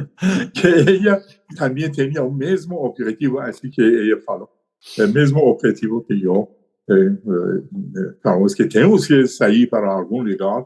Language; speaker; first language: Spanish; non-native, fluent; Persian